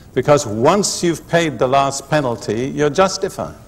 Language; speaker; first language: English; native; English